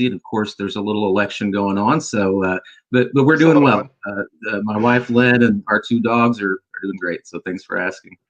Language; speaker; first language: English; native; English